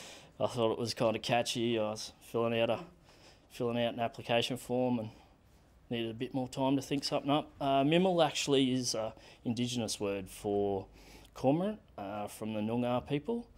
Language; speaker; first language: English; native; English